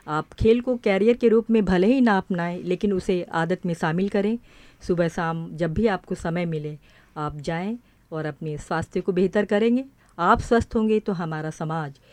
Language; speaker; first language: Hindi; native; Hindi